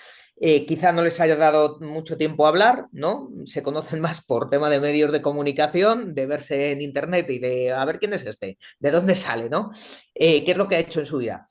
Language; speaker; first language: Spanish; native; Spanish